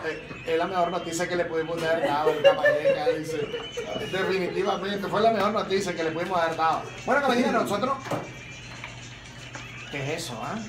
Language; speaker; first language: Spanish; native; Spanish